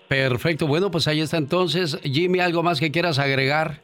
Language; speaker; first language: Spanish; native; Spanish